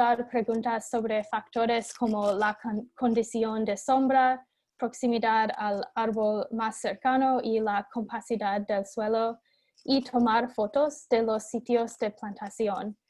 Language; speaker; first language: Spanish; non-native, fluent; English